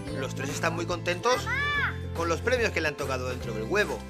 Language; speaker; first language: Spanish; native; Spanish